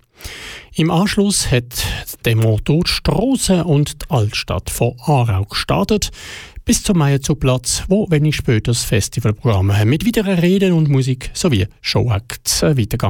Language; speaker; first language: German; native; German